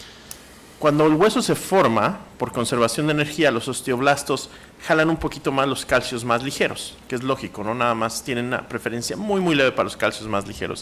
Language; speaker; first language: Spanish; native; Spanish